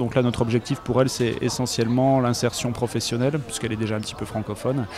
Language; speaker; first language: French; native; French